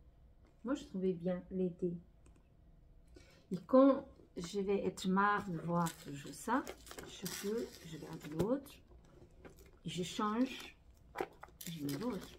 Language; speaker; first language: French; non-native, fluent; Portuguese